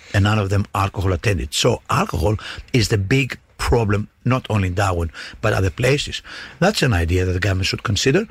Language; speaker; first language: English; non-native, fluent; Greek